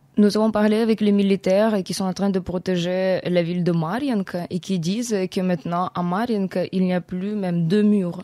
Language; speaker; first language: French; non-native, fluent; Ukrainian